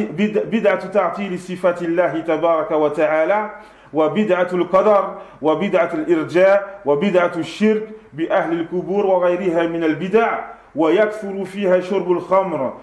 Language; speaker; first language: Arabic; non-native, fluent; French